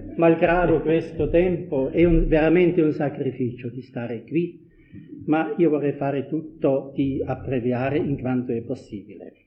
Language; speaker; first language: Italian; non-native, fluent; German